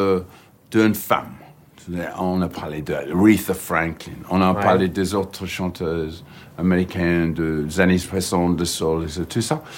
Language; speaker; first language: French; non-native, fluent; English